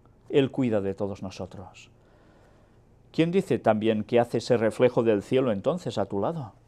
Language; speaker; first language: Spanish; native; Spanish